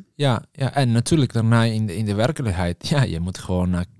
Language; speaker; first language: Dutch; non-native, fluent; Spanish